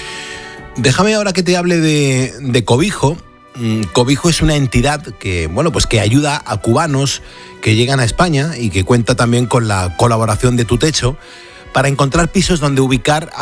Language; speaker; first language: Spanish; native; Spanish